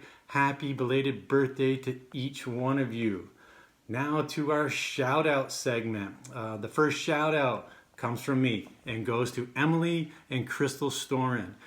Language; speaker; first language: English; native; English